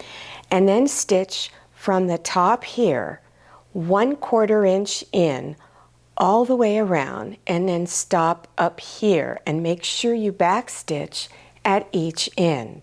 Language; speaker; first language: English; native; English